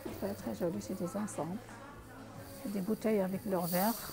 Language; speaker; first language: French; non-native, local second language; Arabic